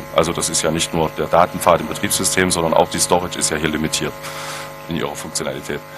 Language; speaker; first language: German; native; German